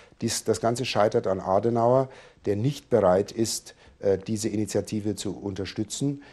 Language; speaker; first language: German; native; German